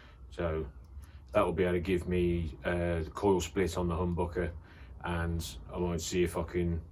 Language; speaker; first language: English; native; English